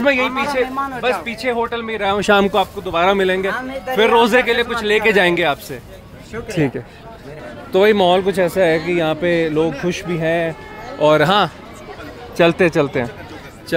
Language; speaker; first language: Hindi; native; Hindi